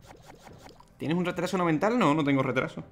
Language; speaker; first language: Spanish; native; Spanish